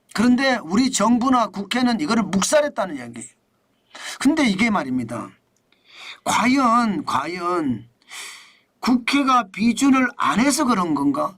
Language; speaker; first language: Korean; native; Korean